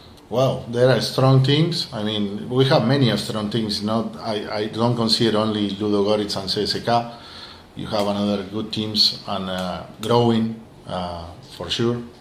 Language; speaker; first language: English; non-native, fluent; Spanish